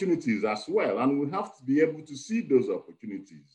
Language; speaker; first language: English; non-native, local second language; Igbo